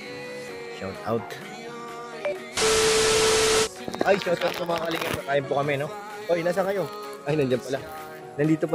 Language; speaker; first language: Filipino; non-native, local second language; Cebuano